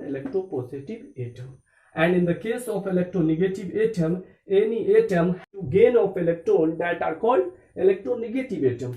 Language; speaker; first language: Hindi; native; Hindi